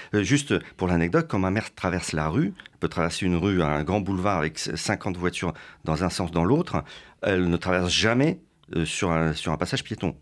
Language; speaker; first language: French; early bilingual, other home language; Russian